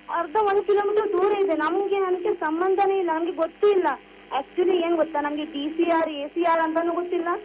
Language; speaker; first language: Kannada; non-native, local second language; Urdu